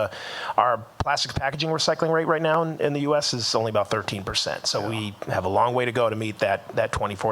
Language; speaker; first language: English; native; English